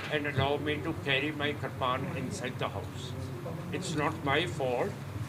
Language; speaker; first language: English; non-native, local second language; Punjabi